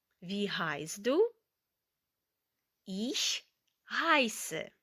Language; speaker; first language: German; non-native, fluent; Ukrainian